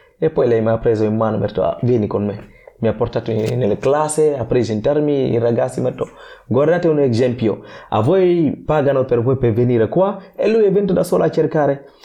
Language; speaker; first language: Italian; non-native, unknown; Fula